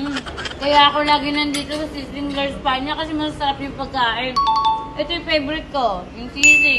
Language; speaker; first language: Filipino; native; Filipino